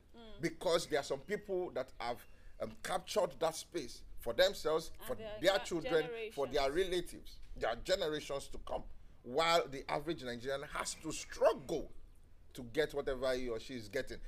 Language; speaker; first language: English; non-native, local second language; Yoruba